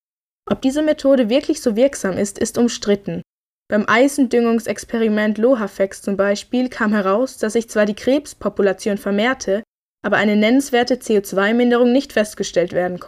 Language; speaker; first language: German; native; German